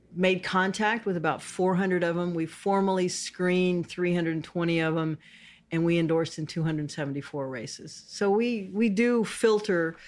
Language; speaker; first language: English; native; English